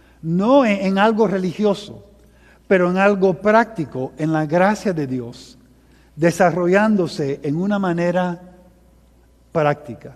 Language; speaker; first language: Spanish; early bilingual, heritage; Spanish